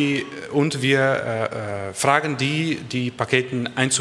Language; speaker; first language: German; non-native, learner; Dutch